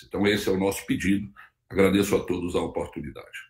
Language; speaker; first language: Portuguese; native; Portuguese